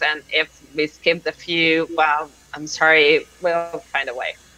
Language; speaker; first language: English; non-native, fluent; Hungarian